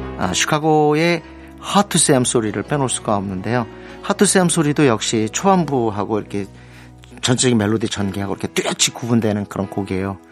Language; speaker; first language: Korean; native; Korean